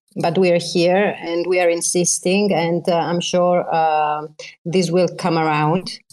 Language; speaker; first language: English; non-native, fluent; Greek